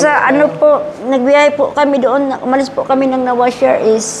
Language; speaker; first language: Filipino; non-native, local second language; Bikol